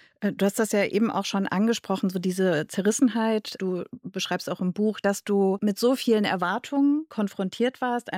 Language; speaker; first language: German; native; German